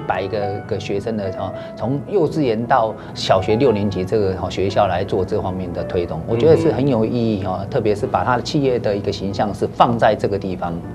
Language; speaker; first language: Chinese; native; Chinese